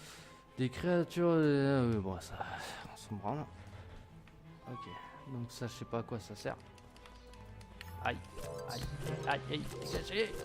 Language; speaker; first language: French; native; French